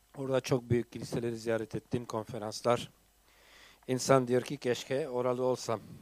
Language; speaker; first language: Turkish; non-native, fluent; English